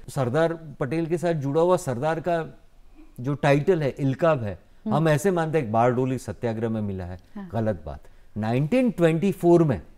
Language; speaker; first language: Hindi; non-native, local second language; Gujarati